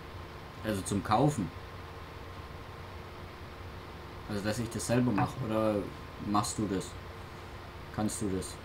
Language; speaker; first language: German; native; German